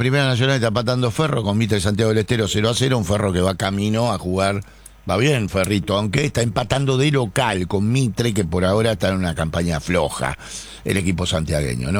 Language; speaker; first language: Spanish; native; Spanish